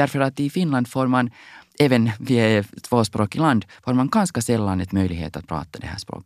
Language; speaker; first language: Swedish; non-native, local second language; Finnish